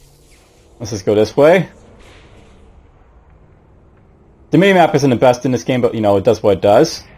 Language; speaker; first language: English; native; English